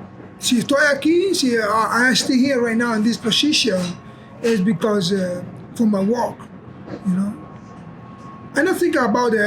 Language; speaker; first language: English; non-native, learner; Spanish